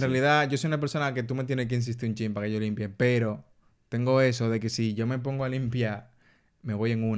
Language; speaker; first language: Spanish; native; Spanish